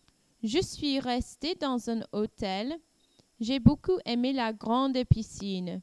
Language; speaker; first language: French; non-native, learner; English